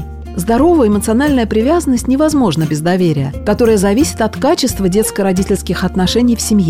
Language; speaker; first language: Russian; native; Russian